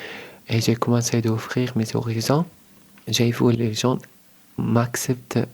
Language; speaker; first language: French; early bilingual, other home language; Arabic